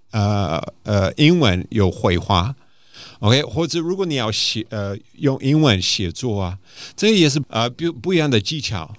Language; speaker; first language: Chinese; non-native, fluent; English